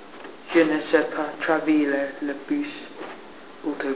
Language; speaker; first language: French; non-native, learner; English